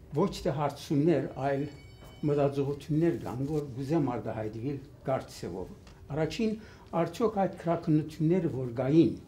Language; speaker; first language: Armenian; early bilingual, heritage; Armenian